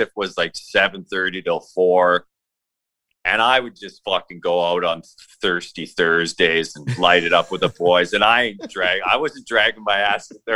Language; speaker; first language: English; native; English